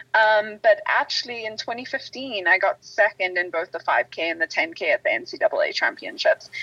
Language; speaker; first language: English; native; English